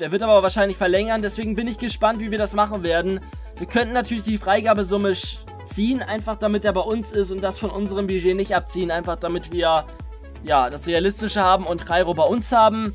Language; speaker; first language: German; native; German